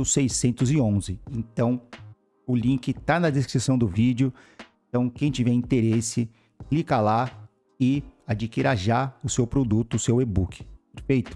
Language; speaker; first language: Portuguese; native; Portuguese